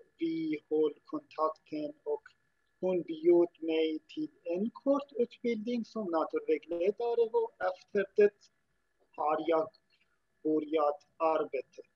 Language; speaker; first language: Swedish; non-native, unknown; Persian